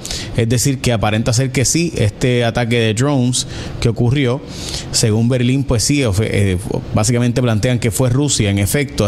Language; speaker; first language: Spanish; native; Spanish